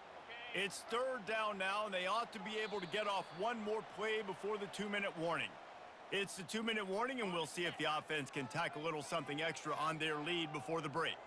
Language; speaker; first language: English; native; English